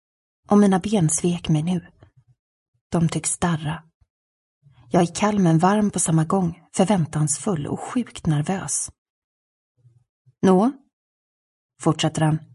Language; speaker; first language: Swedish; native; Swedish